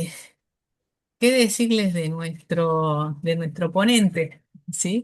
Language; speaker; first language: Spanish; native; Spanish